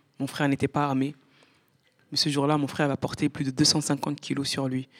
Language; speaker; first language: French; native; French